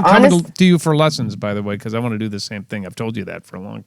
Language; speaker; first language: English; native; English